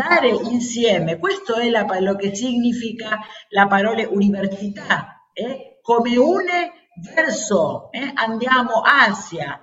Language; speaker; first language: Italian; non-native, learner; Spanish